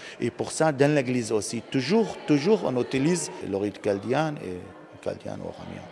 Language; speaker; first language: French; non-native, learner; Aramaic